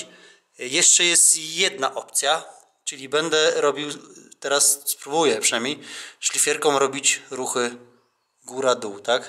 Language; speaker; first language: Polish; native; Polish